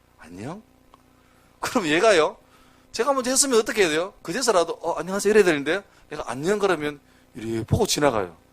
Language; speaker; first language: Korean; native; Korean